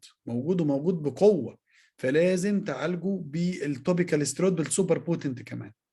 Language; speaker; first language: Arabic; native; Arabic